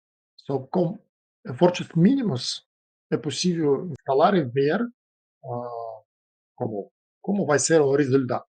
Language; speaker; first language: Portuguese; non-native, fluent; Russian